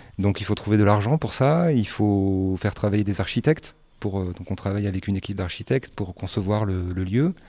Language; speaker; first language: French; native; French